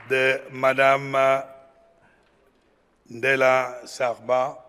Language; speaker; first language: French; non-native, local second language; Wolof